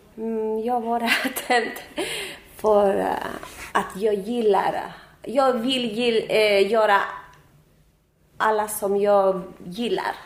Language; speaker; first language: Swedish; non-native, learner; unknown